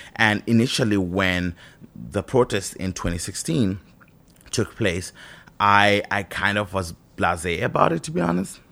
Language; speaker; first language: English; non-native, local second language; Shona